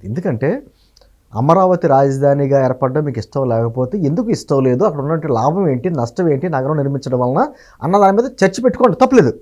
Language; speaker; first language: Telugu; native; Telugu